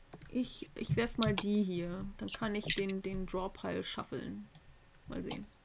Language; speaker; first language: German; native; German